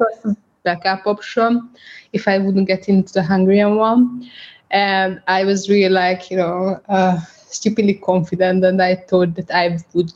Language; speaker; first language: English; non-native, fluent; Hungarian